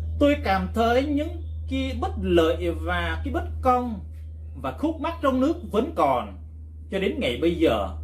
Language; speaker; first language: Vietnamese; non-native, local second language; Jarai